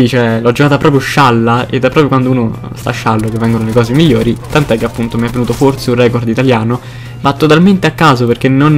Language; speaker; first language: Italian; native; Italian